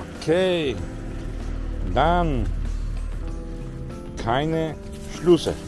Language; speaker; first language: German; non-native, learner; Bulgarian